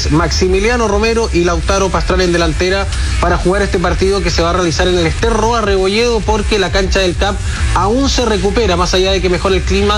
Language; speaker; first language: Spanish; native; Spanish